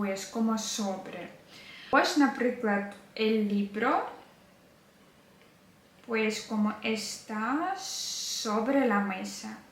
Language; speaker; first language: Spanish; non-native, fluent; Ukrainian